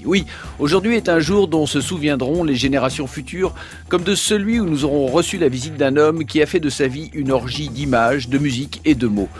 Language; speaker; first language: French; native; French